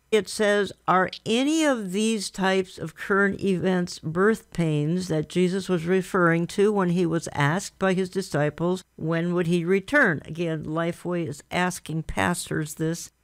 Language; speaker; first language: English; native; English